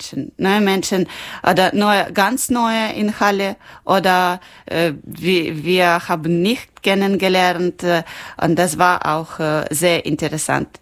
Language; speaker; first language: German; non-native, local second language; Ukrainian